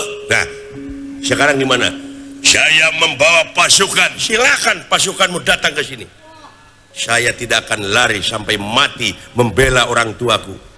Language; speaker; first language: Malay; non-native, local second language; Sundanese